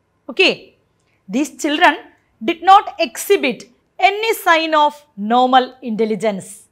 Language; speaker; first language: English; non-native, local second language; Malayalam